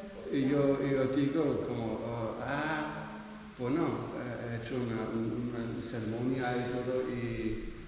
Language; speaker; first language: Spanish; non-native, learner; Dutch